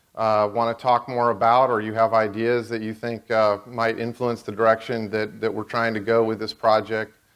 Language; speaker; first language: English; native; English